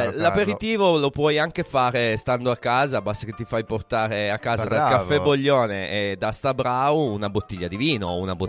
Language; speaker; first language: Italian; native; Italian